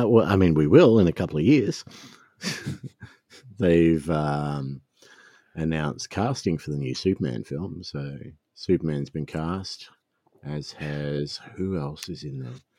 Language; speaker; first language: English; native; English